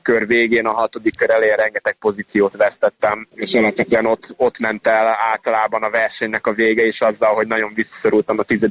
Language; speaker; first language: Hungarian; native; Hungarian